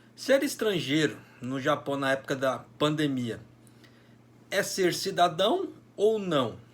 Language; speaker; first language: Portuguese; native; Portuguese